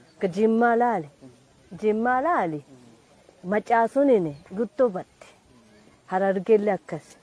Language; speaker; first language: Oromo; non-native, fluent; Japanese